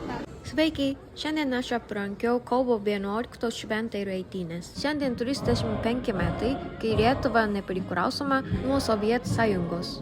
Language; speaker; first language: Lithuanian; non-native, learner; Japanese